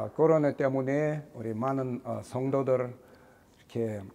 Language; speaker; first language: Korean; non-native, learner; Russian